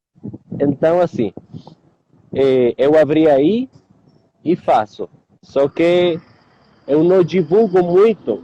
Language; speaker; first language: Portuguese; non-native, learner; Spanish